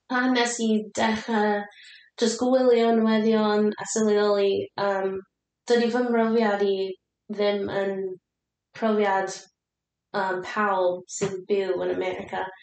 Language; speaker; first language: Welsh; non-native, fluent; English